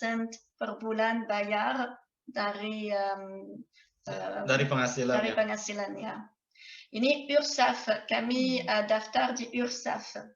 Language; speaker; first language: Indonesian; non-native, fluent; French